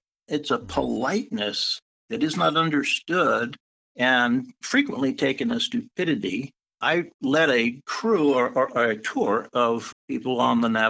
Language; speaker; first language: English; native; English